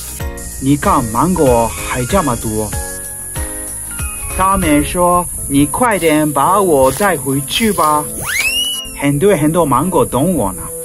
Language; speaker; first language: Chinese; non-native, fluent; Japanese